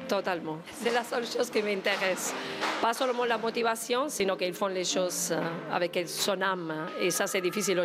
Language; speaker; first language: French; non-native, fluent; Spanish